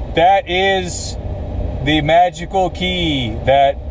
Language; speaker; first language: English; native; English